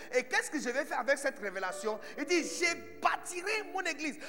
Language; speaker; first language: French; non-native, fluent; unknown